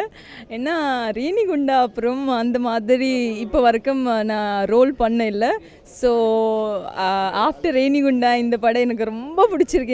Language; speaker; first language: Tamil; non-native, learner; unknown